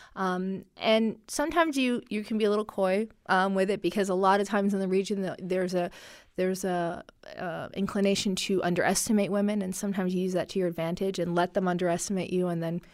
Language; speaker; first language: English; early bilingual, other home language; Arabic